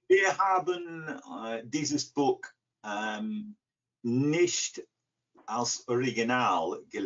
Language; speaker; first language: German; non-native, fluent; English